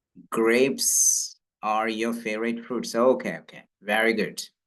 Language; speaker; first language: English; non-native, local second language; Malayalam